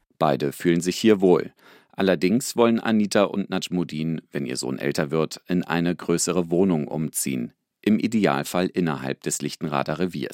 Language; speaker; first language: German; native; German